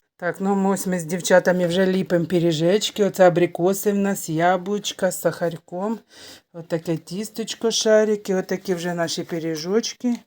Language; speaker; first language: Ukrainian; native; Ukrainian